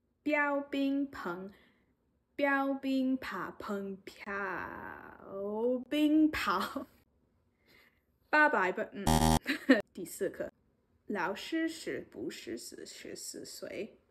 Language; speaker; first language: Chinese; non-native, learner; English